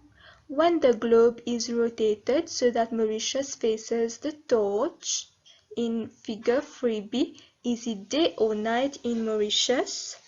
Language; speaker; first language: English; non-native, local second language; Morisyen